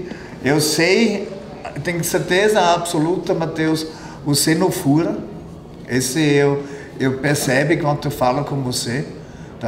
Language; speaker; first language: Portuguese; non-native, fluent; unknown